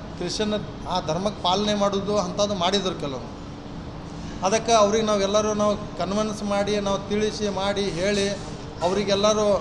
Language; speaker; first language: Kannada; non-native, local second language; Lambadi